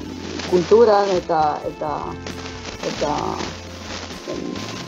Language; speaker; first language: Basque; non-native, fluent; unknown